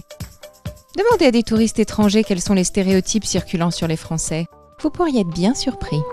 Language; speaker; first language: French; native; French